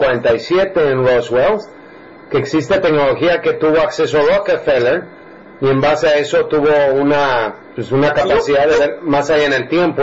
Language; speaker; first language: Spanish; native; Spanish